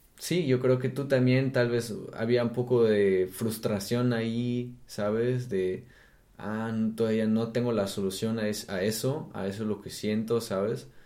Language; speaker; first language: Spanish; non-native, fluent; German